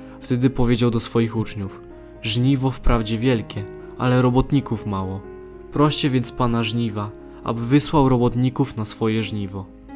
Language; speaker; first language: Polish; native; Polish